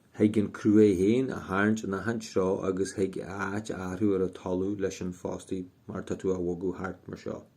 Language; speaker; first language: Irish; native; Irish